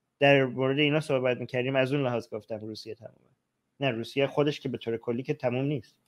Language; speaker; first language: Persian; native; Persian